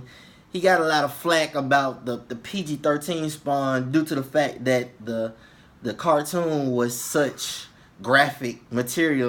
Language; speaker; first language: English; native; English